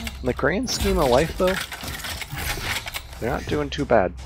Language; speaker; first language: English; native; English